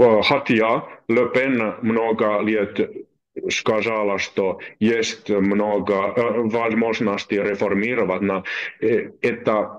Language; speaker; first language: Russian; non-native, learner; Finnish